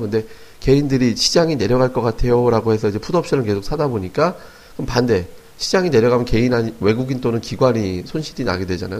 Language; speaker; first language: Korean; native; Korean